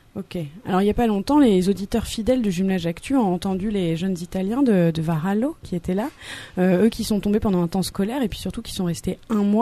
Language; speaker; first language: French; native; French